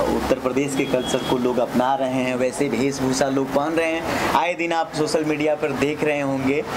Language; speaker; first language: Hindi; native; Hindi